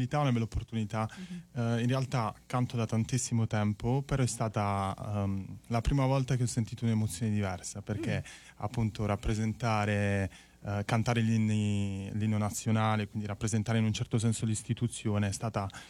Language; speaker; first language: Italian; native; Italian